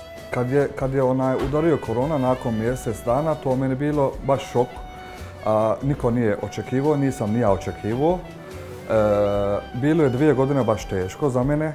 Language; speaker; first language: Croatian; non-native, fluent; Turkish